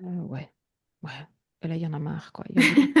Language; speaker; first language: French; native; French